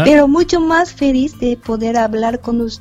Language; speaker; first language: Spanish; non-native, fluent; Japanese